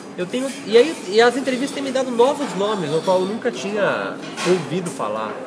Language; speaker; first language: Portuguese; native; Portuguese